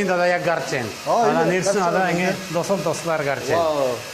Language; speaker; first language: Mongolian; non-native, fluent; Hungarian